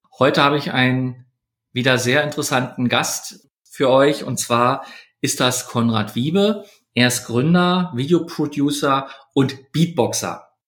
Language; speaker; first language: German; native; German